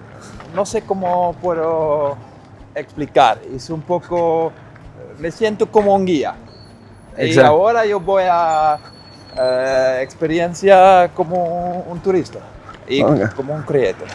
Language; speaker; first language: Spanish; non-native, learner; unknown